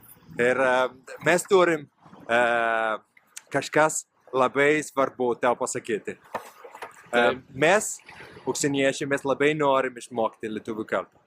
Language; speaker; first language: Lithuanian; non-native, learner; Italian